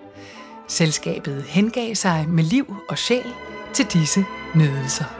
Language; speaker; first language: Danish; native; Danish